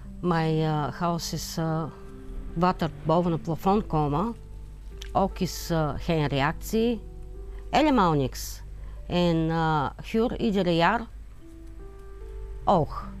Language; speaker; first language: Dutch; non-native, learner; Bulgarian